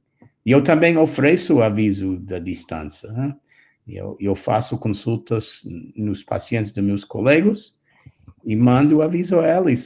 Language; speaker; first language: Portuguese; non-native, fluent; English